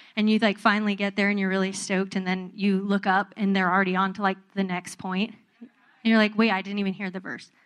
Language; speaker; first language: English; native; English